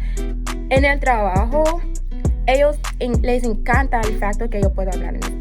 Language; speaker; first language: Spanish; non-native, fluent; English